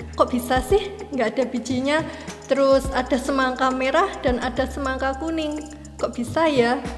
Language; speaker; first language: Indonesian; native; Indonesian